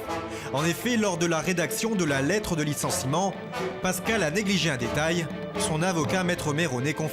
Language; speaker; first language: French; native; French